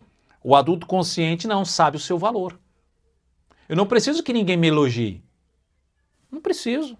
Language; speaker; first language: Portuguese; native; Portuguese